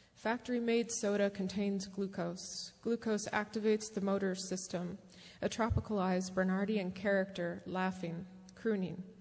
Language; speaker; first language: English; native; English